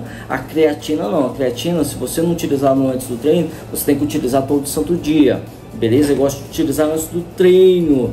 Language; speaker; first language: Portuguese; native; Portuguese